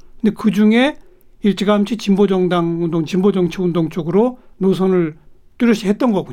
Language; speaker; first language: Korean; native; Korean